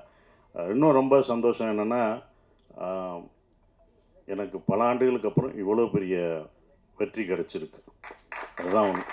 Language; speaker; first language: Tamil; native; Tamil